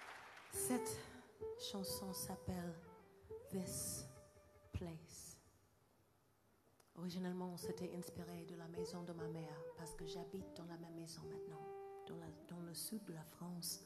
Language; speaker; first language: French; non-native, learner; English